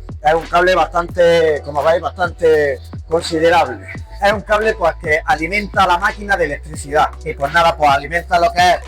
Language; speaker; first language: Spanish; native; Spanish